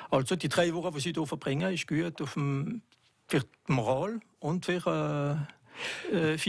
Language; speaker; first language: German; non-native, local second language; French